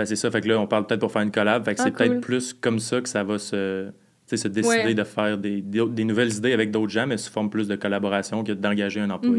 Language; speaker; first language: French; native; French